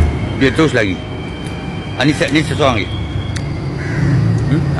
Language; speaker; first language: Malay; native; Malay